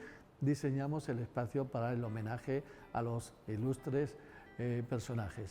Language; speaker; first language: Spanish; native; Spanish